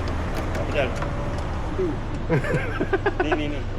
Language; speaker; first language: Malay; native; Malay